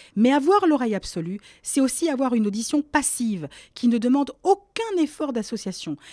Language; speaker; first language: French; native; French